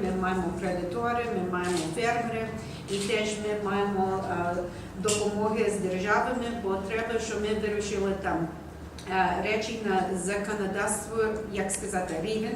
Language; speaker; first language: Ukrainian; non-native, learner; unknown